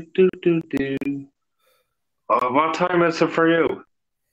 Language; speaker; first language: English; native; English